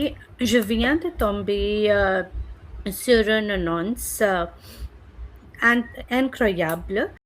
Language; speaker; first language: French; non-native, fluent; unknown